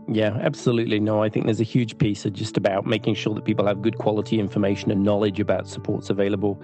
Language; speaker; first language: English; native; English